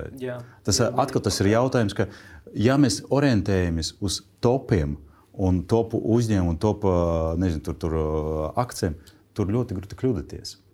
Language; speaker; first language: Latvian; non-native, local second language; Russian